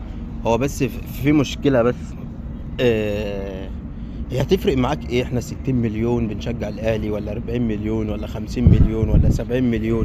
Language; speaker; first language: Arabic; native; Arabic